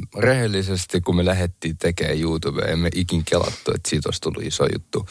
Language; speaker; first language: Finnish; early bilingual, other home language; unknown